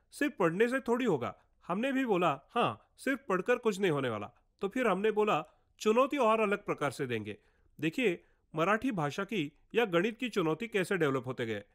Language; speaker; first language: Hindi; non-native, local second language; Marathi